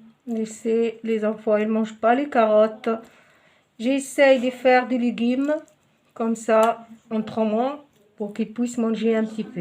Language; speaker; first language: French; non-native, local second language; Arabic